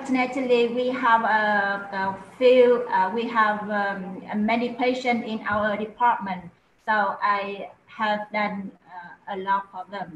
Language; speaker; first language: English; non-native, learner; Vietnamese